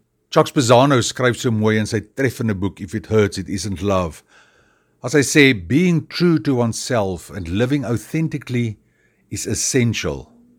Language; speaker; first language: English; non-native, local second language; Afrikaans